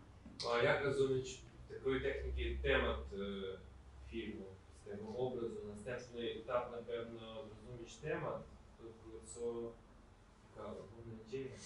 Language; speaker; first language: Polish; non-native, learner; Ukrainian